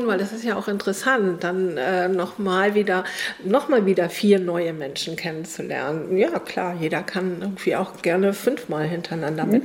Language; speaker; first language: German; native; German